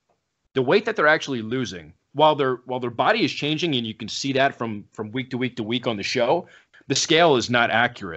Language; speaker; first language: English; native; English